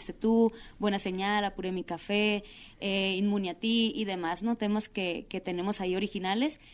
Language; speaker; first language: Spanish; native; Spanish